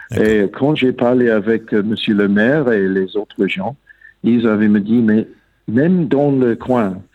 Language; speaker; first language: French; non-native, learner; English